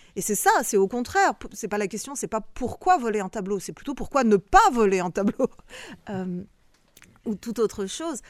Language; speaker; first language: French; early bilingual, other home language; Bosnian